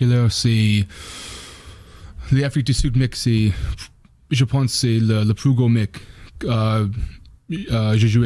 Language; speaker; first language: French; non-native, learner; English